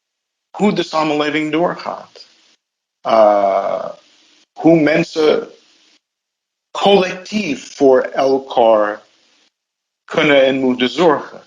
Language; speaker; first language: Dutch; non-native, fluent; English